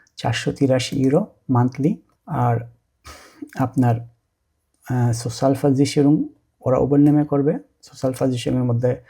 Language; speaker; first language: Bangla; native; Bangla